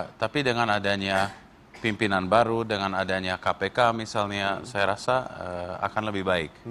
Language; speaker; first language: Indonesian; non-native, fluent; English